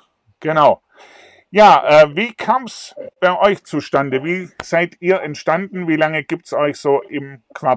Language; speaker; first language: German; native; German